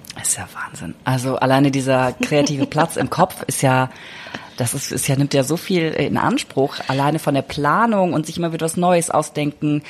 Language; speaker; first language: German; native; German